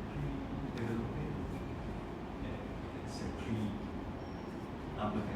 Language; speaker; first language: French; non-native, learner; Khmer